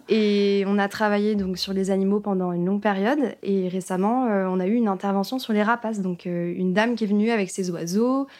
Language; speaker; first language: French; native; French